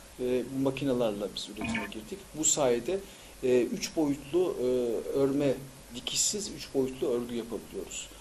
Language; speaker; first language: Turkish; early bilingual, heritage; Turkish